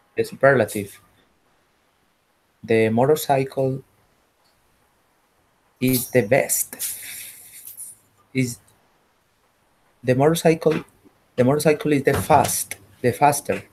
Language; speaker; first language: English; non-native, learner; Spanish